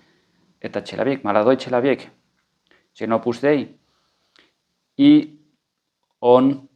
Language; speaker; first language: Russian; non-native, fluent; Spanish